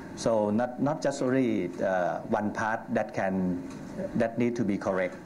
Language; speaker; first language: English; non-native, learner; Thai